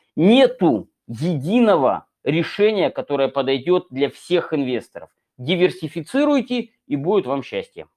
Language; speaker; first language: Russian; native; Russian